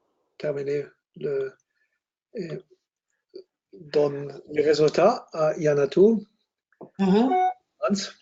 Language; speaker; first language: French; non-native, fluent; German